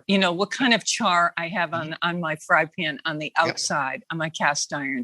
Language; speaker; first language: English; native; English